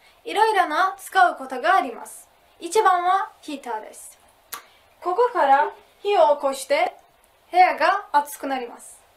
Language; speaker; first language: Japanese; non-native, learner; Turkish